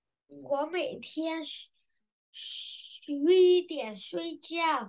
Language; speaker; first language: Chinese; non-native, learner; Vietnamese